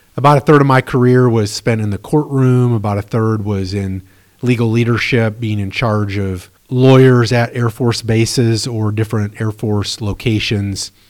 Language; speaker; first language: English; native; English